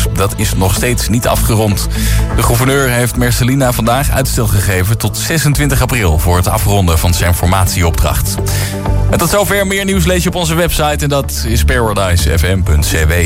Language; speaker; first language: Dutch; native; Dutch